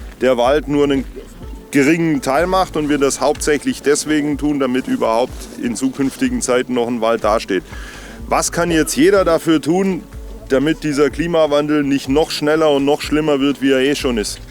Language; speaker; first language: German; native; German